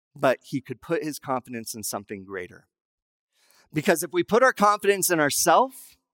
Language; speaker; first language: English; native; English